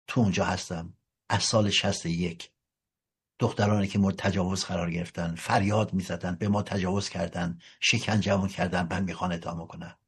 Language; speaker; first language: Persian; native; Persian